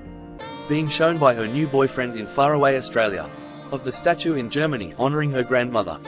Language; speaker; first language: English; native; English